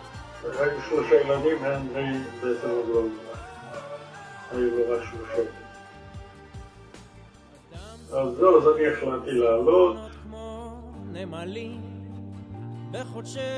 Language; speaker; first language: Hebrew; non-native, fluent; Arabic